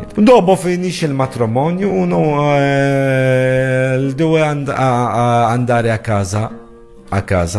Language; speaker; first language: Italian; non-native, learner; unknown